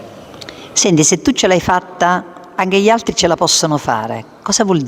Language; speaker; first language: Italian; native; Italian